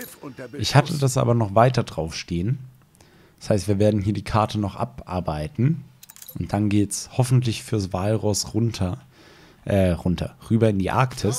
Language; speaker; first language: German; native; German